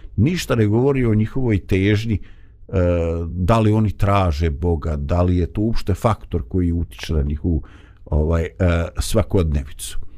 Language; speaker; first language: Bosnian; native; Bosnian